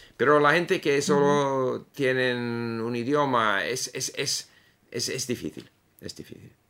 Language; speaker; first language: Spanish; non-native, fluent; English